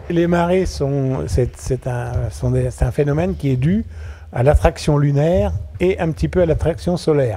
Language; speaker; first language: French; native; French